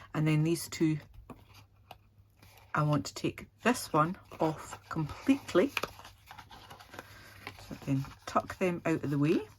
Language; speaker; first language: English; native; English